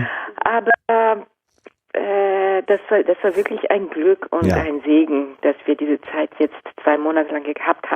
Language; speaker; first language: German; non-native, fluent; Japanese